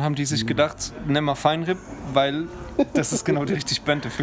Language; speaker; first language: German; native; German